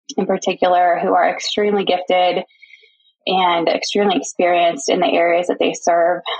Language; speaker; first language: English; native; English